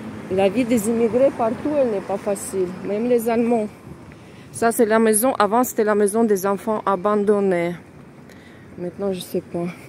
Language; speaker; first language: French; non-native, fluent; Russian